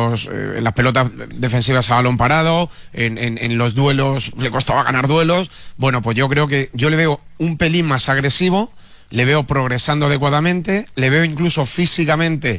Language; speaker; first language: Spanish; native; Spanish